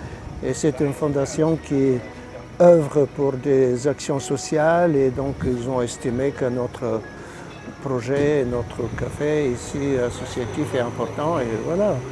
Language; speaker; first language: French; non-native, fluent; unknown